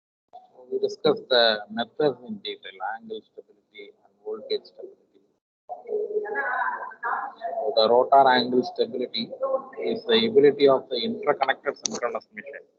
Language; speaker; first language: English; non-native, local second language; Tamil